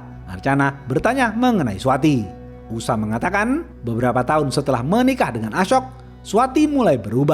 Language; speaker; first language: Indonesian; native; Indonesian